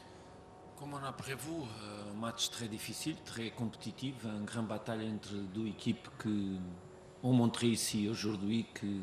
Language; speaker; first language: French; non-native, learner; Portuguese